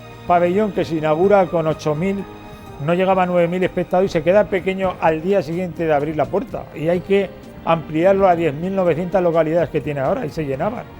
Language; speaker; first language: Spanish; native; Spanish